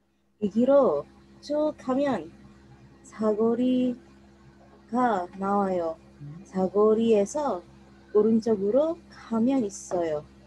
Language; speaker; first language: Korean; non-native, learner; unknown